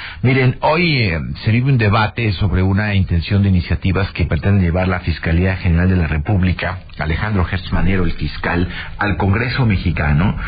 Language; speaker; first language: Spanish; native; Spanish